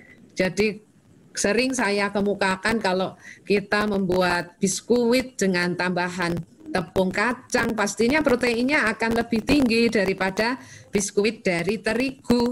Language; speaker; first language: Indonesian; native; Indonesian